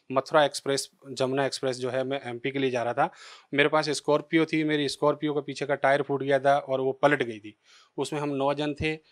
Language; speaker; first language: Hindi; native; Hindi